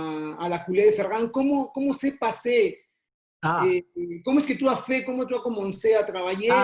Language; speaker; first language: French; non-native, fluent; Spanish